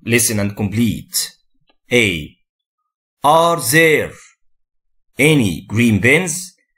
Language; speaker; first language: English; non-native, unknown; Arabic